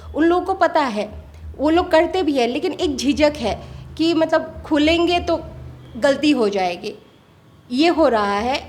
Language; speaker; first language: Hindi; non-native, local second language; Assamese